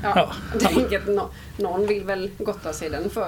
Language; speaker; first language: Swedish; native; Swedish